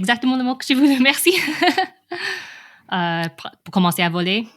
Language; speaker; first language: French; non-native, fluent; English